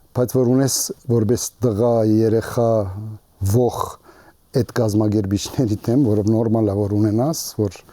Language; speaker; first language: Armenian; early bilingual, heritage; Armenian